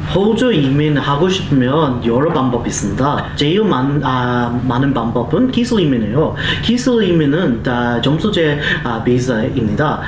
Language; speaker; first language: Korean; non-native, learner; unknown